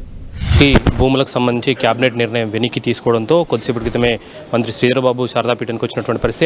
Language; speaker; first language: Telugu; native; Telugu